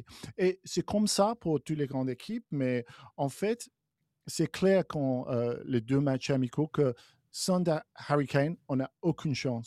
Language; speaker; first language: French; non-native, fluent; English